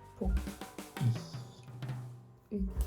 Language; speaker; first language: Korean; non-native, learner; English